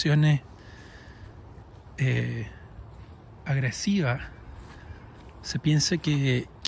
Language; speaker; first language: Spanish; early bilingual, heritage; English